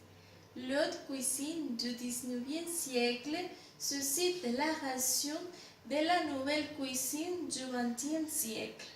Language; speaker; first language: French; non-native, fluent; Spanish